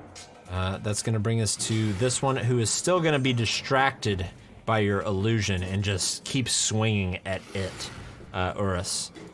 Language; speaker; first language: English; native; English